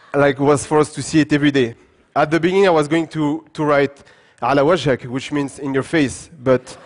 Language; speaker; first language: English; non-native, fluent; French